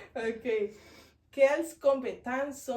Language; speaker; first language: French; non-native, learner; Spanish